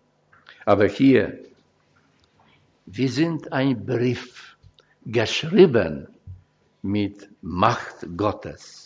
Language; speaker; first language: German; non-native, fluent; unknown